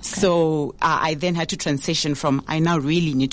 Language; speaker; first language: English; non-native, local second language; Shona